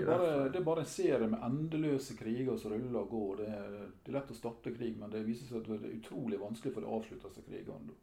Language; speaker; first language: Norwegian; native; Norwegian